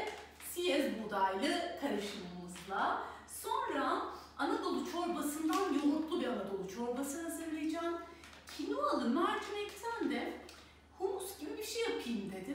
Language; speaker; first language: Turkish; native; Turkish